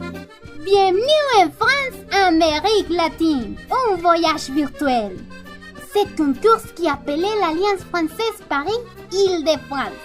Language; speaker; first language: French; non-native, learner; Spanish